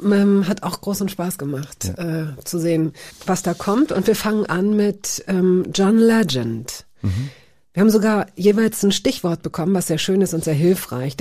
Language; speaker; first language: German; native; German